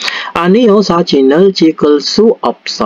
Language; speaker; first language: Korean; non-native, fluent; Indonesian